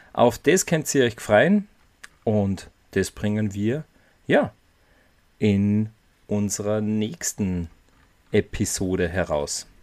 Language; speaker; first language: German; native; German